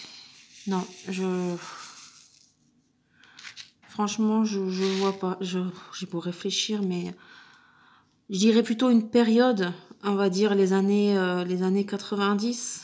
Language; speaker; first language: French; native; French